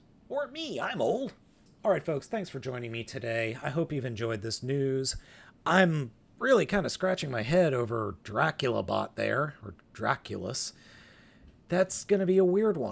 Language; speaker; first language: English; native; English